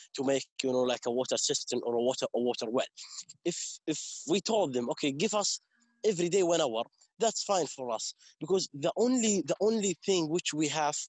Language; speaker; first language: English; non-native, fluent; Arabic